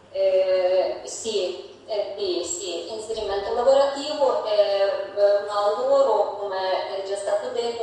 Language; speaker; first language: Italian; non-native, fluent; Ukrainian